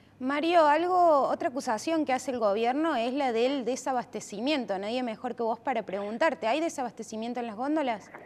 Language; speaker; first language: Spanish; native; Spanish